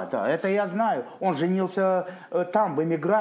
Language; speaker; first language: Russian; native; Russian